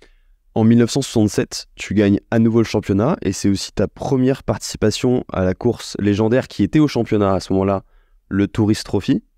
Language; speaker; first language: French; native; French